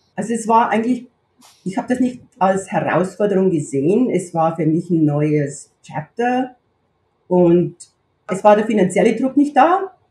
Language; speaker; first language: German; native; German